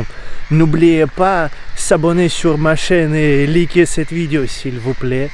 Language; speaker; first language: French; non-native, learner; Russian